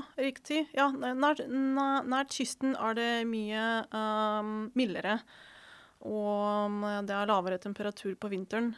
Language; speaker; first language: Norwegian; non-native, fluent; Ukrainian